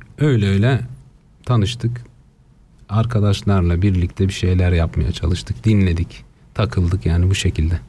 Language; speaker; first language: Turkish; early bilingual, heritage; Turkish